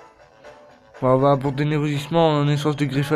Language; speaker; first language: French; native; French